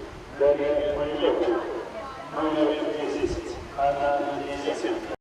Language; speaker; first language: Russian; native; Russian